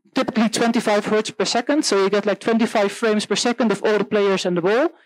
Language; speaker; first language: English; non-native, fluent; Dutch